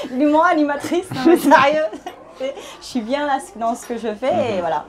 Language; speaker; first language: French; early bilingual, other home language; Thai